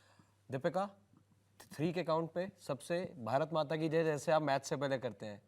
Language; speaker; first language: Hindi; native; Hindi